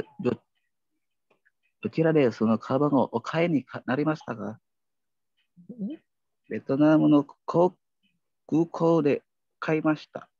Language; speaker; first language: Japanese; non-native, learner; Indonesian